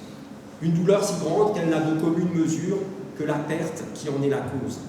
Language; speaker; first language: French; native; French